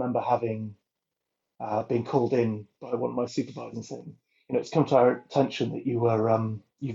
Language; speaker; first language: English; native; English